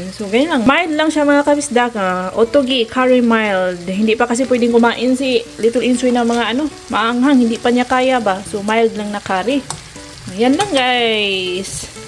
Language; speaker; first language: Filipino; non-native, local second language; Cebuano